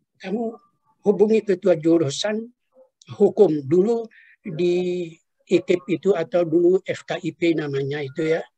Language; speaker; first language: Indonesian; non-native, local second language; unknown